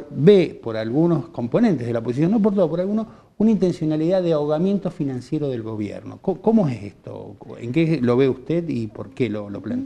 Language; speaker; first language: Spanish; native; Spanish